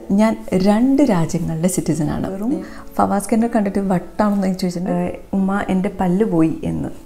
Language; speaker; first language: Malayalam; early bilingual, heritage; Malayalam